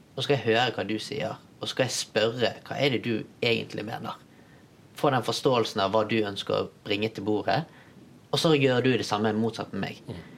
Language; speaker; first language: Norwegian; early bilingual, other home language; Tamil